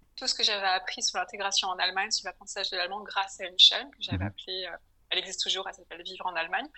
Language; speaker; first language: French; native; French